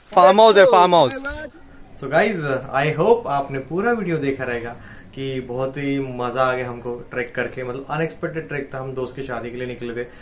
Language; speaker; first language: Hindi; non-native, local second language; Marathi